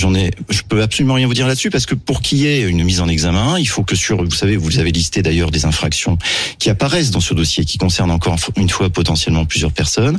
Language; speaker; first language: French; native; French